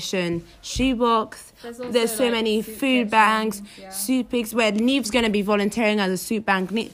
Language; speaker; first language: English; non-native, local second language; Yoruba